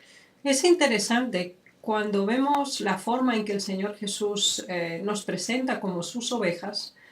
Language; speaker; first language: Spanish; native; Spanish